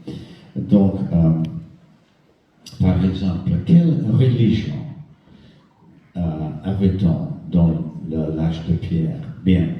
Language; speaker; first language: French; non-native, fluent; English